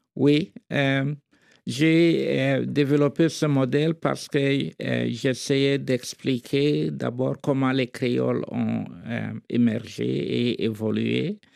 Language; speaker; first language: French; non-native, local second language; Kituba (Democratic Republic of Congo)